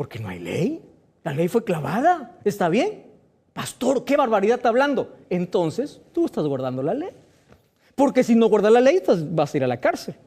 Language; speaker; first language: Spanish; native; Spanish